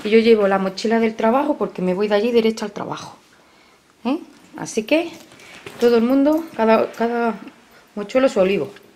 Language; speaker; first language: Spanish; native; Spanish